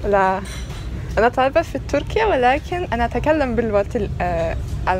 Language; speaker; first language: Arabic; non-native, learner; Turkish